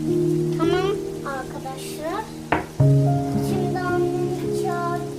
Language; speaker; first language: Turkish; early bilingual, heritage; Turkish